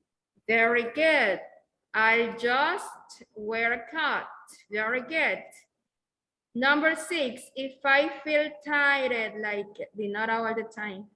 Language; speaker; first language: English; non-native, fluent; Spanish